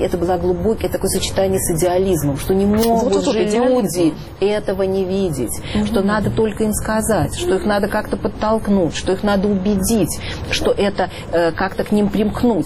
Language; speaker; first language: Russian; native; Russian